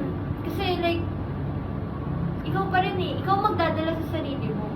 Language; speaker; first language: Filipino; native; Filipino